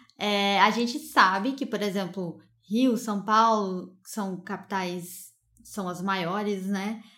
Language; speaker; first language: Portuguese; native; Portuguese